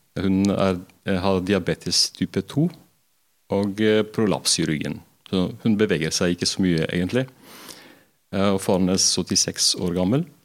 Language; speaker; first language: Norwegian; non-native, fluent; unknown